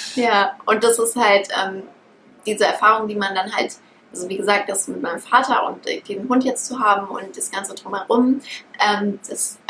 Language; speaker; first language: German; native; German